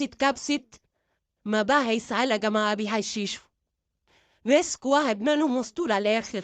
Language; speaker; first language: Arabic; native; Arabic